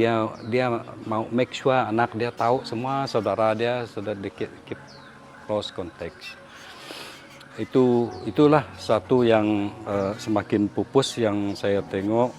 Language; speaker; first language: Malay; non-native, local second language; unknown